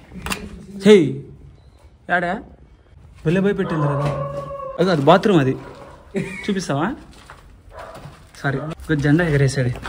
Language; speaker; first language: Telugu; native; Telugu